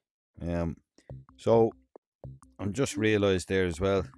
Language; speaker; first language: English; native; English